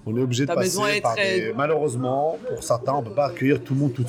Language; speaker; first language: French; native; French